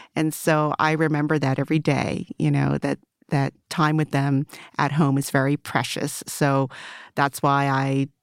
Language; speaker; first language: English; early bilingual, other home language; Chinese